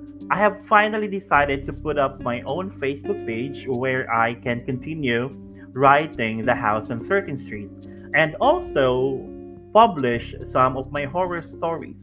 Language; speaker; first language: English; non-native, local second language; Cebuano